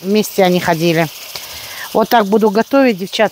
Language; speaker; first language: Russian; native; Russian